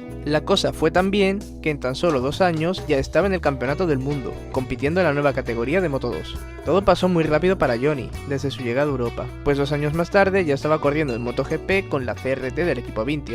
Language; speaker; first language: Spanish; native; Spanish